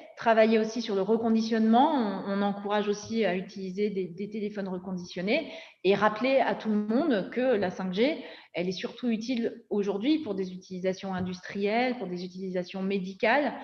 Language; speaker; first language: French; native; French